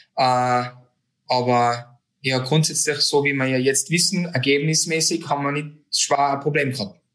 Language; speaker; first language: German; native; German